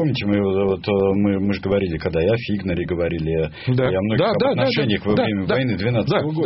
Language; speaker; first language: Russian; native; Russian